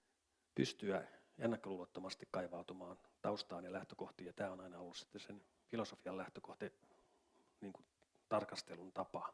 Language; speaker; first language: Finnish; native; Finnish